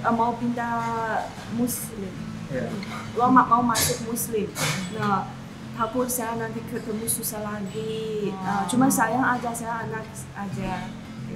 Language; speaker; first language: Indonesian; non-native, learner; Chinese